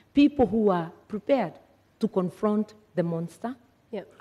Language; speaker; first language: English; non-native, local second language; Kikuyu